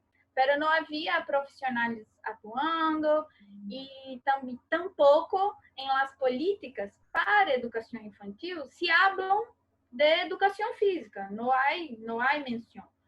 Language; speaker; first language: Spanish; non-native, learner; Portuguese